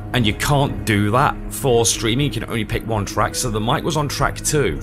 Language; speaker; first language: English; native; English